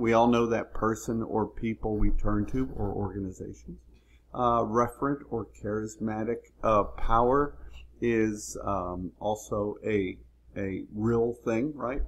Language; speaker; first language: English; native; English